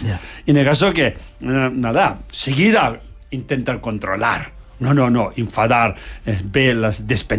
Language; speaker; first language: Spanish; non-native, learner; Tibetan